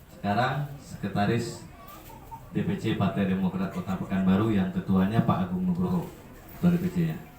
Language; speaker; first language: Indonesian; native; Indonesian